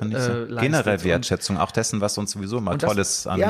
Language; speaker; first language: German; native; German